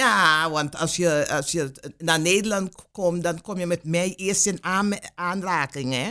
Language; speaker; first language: Dutch; non-native, local second language; Papiamento